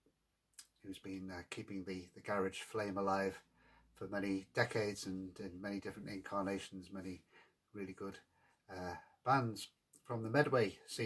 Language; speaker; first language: English; native; English